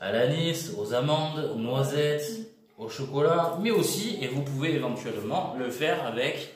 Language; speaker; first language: French; native; French